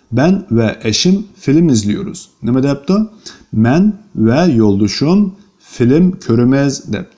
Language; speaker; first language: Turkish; non-native, learner; Uyghur